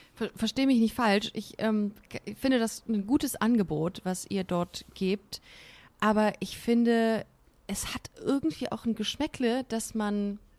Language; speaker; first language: German; native; German